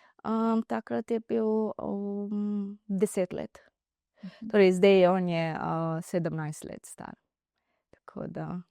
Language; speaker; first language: Slovenian; non-native, learner; Divehi